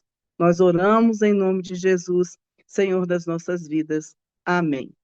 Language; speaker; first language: Portuguese; native; Portuguese